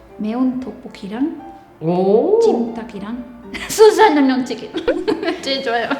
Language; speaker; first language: Korean; non-native, learner; Spanish